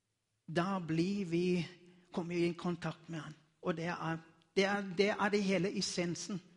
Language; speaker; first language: Norwegian; non-native, learner; Afrikaans